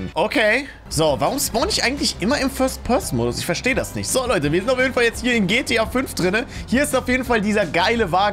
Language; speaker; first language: German; native; German